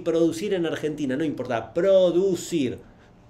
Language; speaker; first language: Spanish; native; Spanish